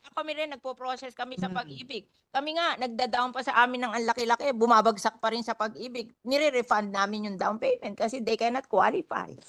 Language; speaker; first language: Filipino; native; Filipino